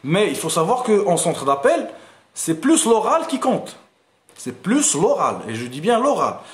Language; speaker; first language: French; non-native, local second language; Arabic